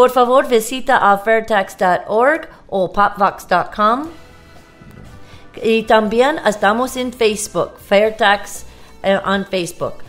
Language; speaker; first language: Spanish; non-native, learner; English